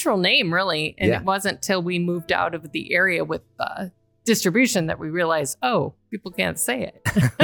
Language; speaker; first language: English; native; English